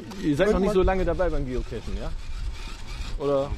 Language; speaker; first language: German; native; German